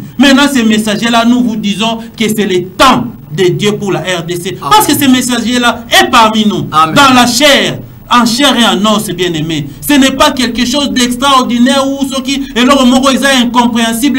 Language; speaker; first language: French; non-native, local second language; Lingala